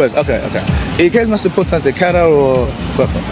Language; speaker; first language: Spanish; non-native, learner; English